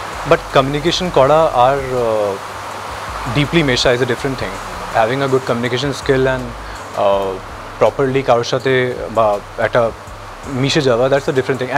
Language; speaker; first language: Bangla; non-native, fluent; Hindi